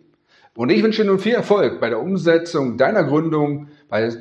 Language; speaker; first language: German; native; German